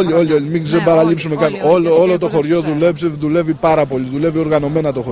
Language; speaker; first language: Greek; native; Greek